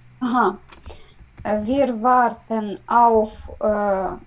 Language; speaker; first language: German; non-native, learner; Ukrainian